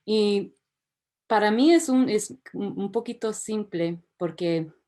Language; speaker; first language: Spanish; early bilingual, heritage; English